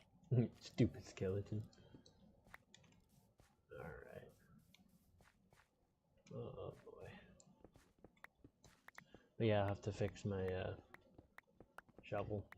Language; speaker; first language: English; native; English